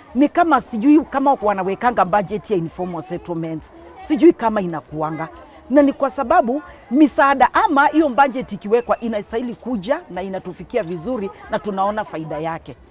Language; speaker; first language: Swahili; non-native, local second language; Kamba